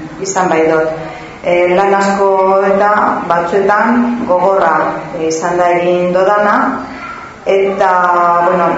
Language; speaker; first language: Basque; non-native, local second language; Spanish